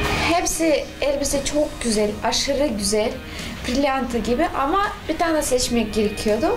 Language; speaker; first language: Turkish; non-native, learner; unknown